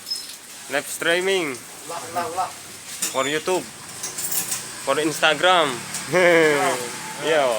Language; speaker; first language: English; non-native, learner; Indonesian